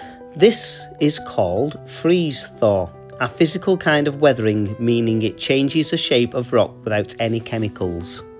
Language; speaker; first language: English; native; English